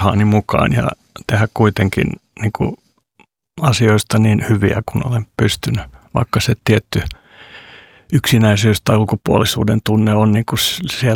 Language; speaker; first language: Finnish; non-native, local second language; Swedish